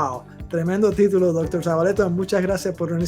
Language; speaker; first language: Spanish; native; Spanish